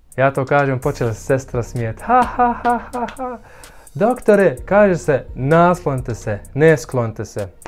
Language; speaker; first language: Bosnian; non-native, fluent; Arabic